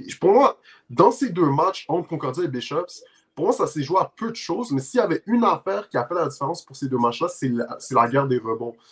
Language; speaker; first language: French; native; French